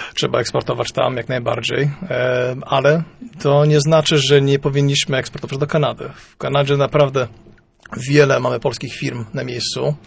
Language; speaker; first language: Polish; early bilingual, heritage; Polish